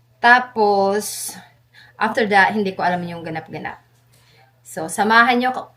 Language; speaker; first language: Filipino; native; Filipino